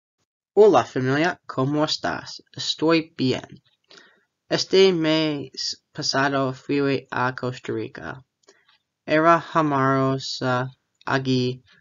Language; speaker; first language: Spanish; non-native, learner; English